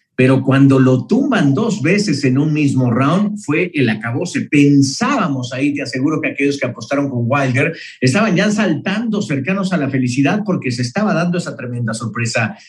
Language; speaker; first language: Spanish; native; Spanish